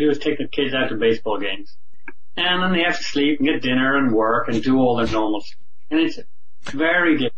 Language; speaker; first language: English; native; English